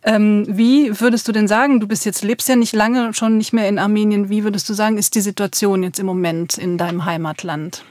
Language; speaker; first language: German; native; German